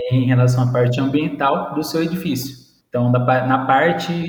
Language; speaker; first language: Portuguese; native; Portuguese